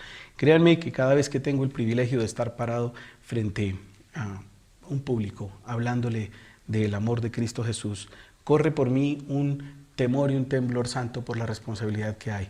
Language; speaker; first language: Spanish; native; Spanish